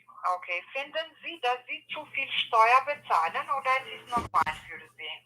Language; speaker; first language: German; non-native, learner; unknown